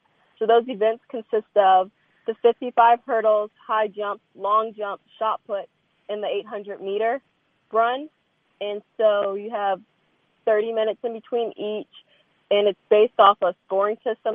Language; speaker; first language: English; native; English